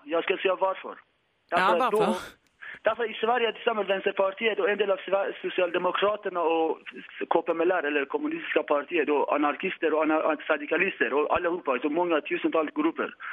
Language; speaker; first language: Swedish; non-native, learner; Persian